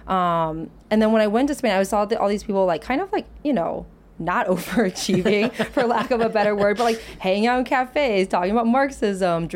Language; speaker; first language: English; native; English